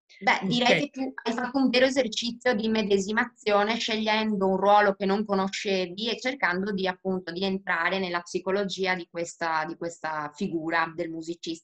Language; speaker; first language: Italian; native; Italian